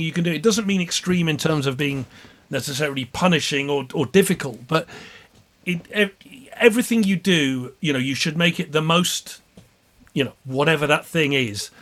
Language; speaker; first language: English; native; English